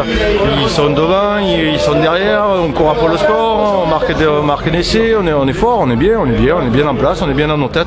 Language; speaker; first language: French; native; French